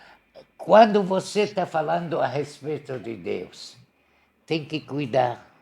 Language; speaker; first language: Portuguese; non-native, learner; Arabic